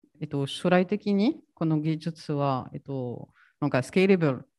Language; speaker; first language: Japanese; non-native, fluent; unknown